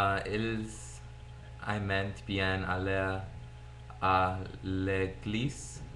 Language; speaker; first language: French; non-native, learner; English